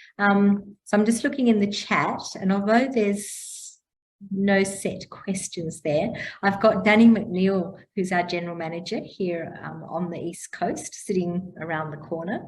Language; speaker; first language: English; native; English